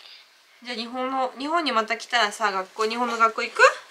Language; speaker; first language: Japanese; native; Japanese